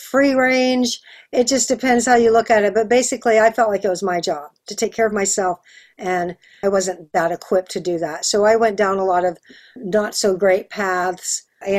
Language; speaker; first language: English; native; English